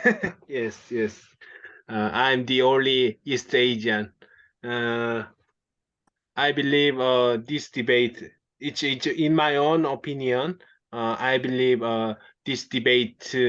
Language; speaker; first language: English; non-native, local second language; Korean